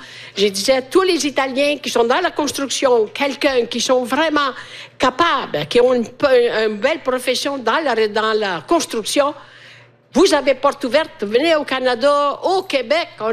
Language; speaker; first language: French; non-native, fluent; Italian